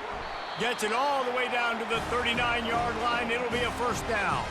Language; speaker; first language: English; native; English